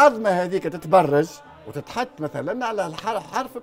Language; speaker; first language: Arabic; native; Arabic